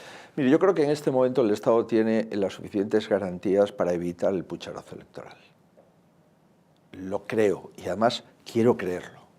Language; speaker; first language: Spanish; native; Spanish